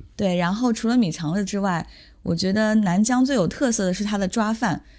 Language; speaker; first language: Chinese; native; Chinese